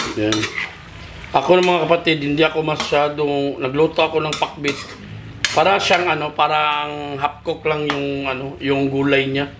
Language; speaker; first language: Filipino; non-native, local second language; Cebuano